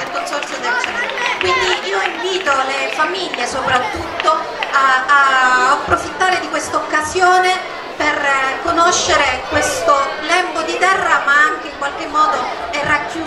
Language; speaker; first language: Italian; native; Italian